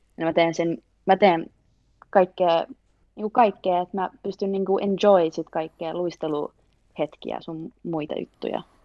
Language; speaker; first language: Finnish; native; Finnish